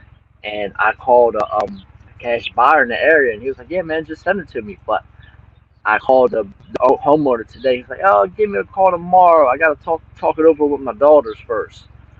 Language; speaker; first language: English; native; English